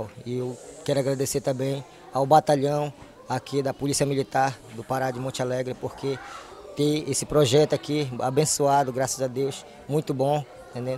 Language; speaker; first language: Portuguese; native; Portuguese